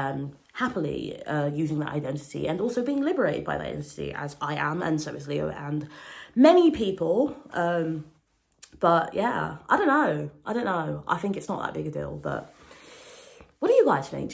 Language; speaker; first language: English; native; English